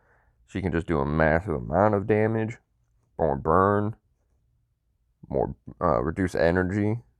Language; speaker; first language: English; native; English